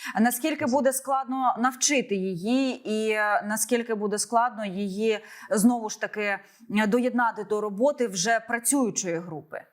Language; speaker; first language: Ukrainian; native; Ukrainian